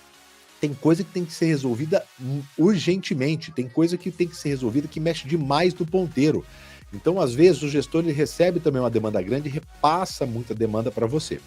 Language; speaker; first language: Portuguese; native; Portuguese